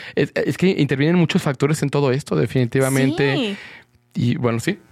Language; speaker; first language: Spanish; native; Spanish